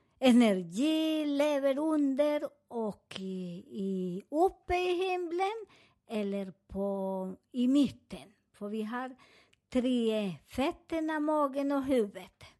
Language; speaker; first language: Swedish; non-native, learner; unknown